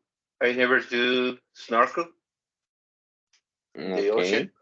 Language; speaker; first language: English; non-native, learner; Spanish